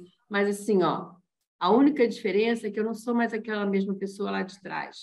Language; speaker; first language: Portuguese; native; Portuguese